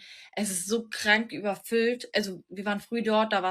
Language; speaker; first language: German; native; German